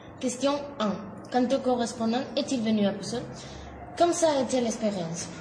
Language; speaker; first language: French; non-native, learner; Catalan